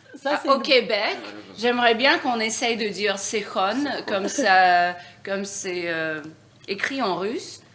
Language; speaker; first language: French; non-native, fluent; Russian